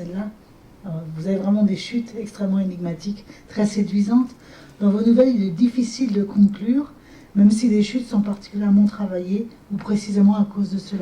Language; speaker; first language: French; native; French